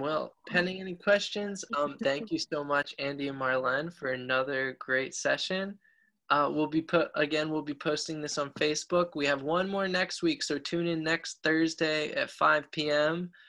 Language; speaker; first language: English; native; English